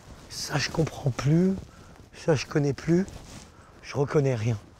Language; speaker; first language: French; native; French